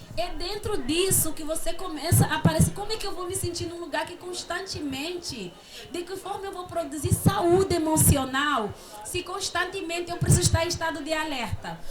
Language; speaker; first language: Portuguese; native; Portuguese